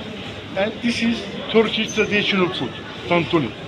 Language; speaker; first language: English; non-native, learner; Turkish